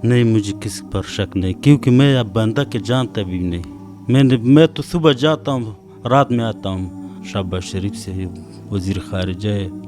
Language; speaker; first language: Hindi; non-native, learner; Pashto